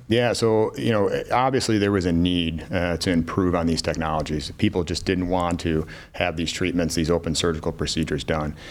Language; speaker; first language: English; native; English